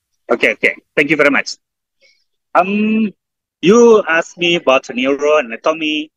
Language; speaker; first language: English; non-native, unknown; Indonesian